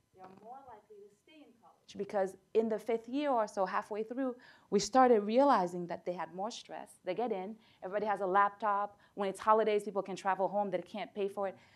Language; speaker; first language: English; early bilingual, other home language; Haitian Creole